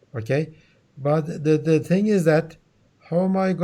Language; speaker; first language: English; non-native, fluent; Turkish